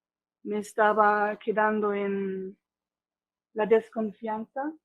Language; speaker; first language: Spanish; non-native, fluent; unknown